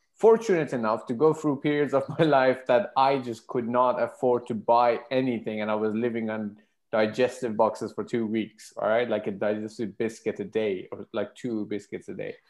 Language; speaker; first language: English; non-native, fluent; Persian